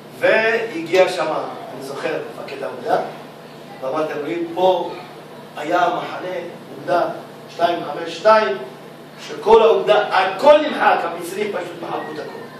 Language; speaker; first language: Hebrew; early bilingual, other home language; Arabic